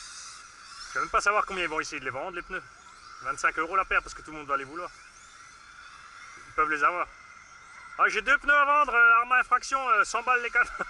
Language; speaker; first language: French; native; French